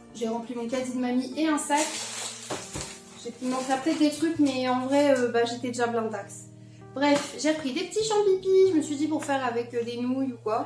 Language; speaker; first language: French; native; French